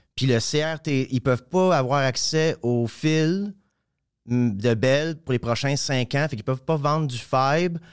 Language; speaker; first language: French; native; French